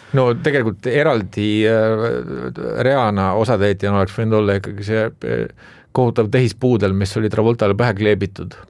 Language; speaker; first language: Estonian; native; Estonian